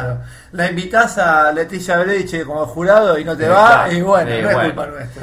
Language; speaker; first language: Spanish; native; Spanish